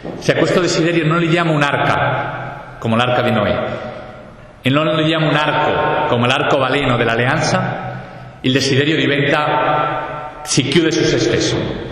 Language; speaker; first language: Italian; non-native, fluent; Spanish